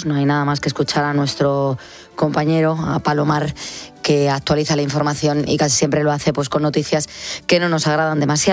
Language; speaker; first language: Spanish; native; Spanish